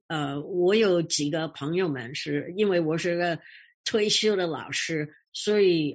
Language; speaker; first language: Chinese; early bilingual, heritage; English